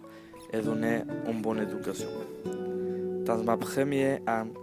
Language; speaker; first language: French; non-native, learner; Spanish